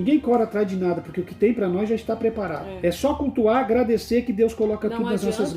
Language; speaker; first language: Portuguese; native; Portuguese